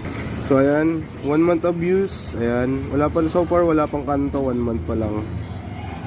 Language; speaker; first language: Filipino; native; Filipino